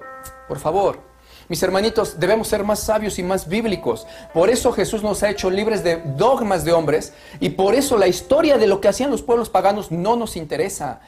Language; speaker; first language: Spanish; native; Spanish